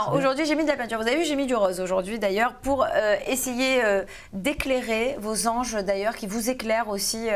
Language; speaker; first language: French; native; French